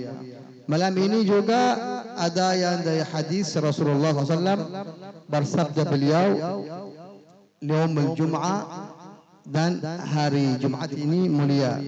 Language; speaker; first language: Indonesian; non-native, fluent; Arabic